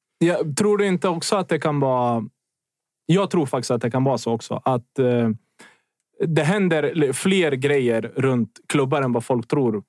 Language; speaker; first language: Swedish; early bilingual, other home language; Bosnian